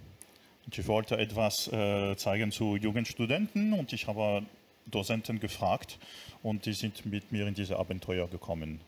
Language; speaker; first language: German; non-native, fluent; French